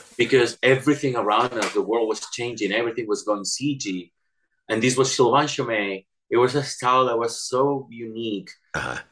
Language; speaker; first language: English; non-native, fluent; Spanish